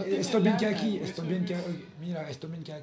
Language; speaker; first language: Spanish; non-native, learner; French